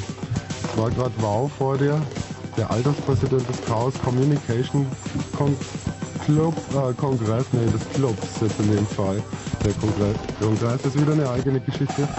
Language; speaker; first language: German; native; German